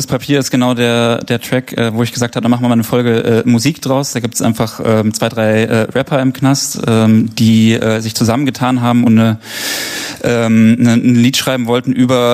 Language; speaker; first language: German; native; German